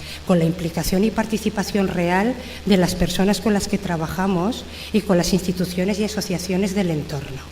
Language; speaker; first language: Spanish; native; Spanish